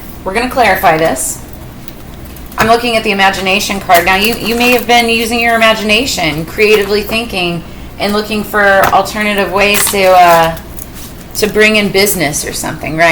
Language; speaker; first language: English; native; English